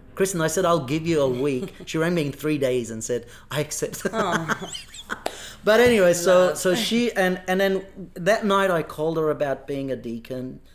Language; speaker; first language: English; native; English